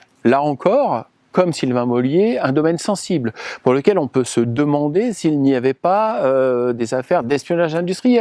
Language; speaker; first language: French; native; French